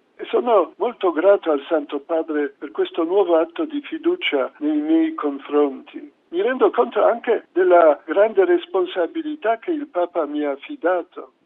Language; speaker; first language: Italian; non-native, fluent; Polish